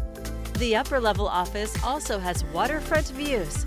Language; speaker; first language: English; native; English